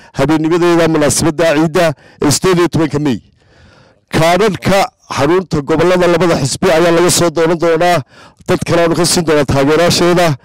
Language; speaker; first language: Somali; native; Somali